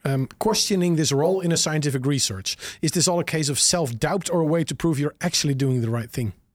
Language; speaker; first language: English; non-native, fluent; Dutch